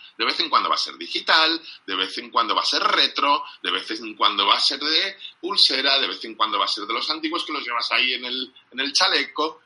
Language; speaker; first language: Spanish; non-native, fluent; English